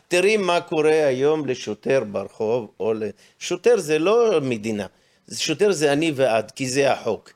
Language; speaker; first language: Hebrew; non-native, local second language; Arabic